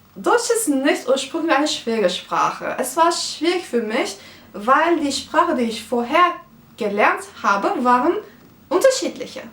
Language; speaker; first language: German; non-native, fluent; Turkish